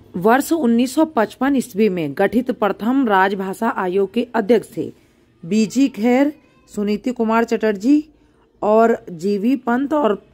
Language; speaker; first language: Hindi; native; Hindi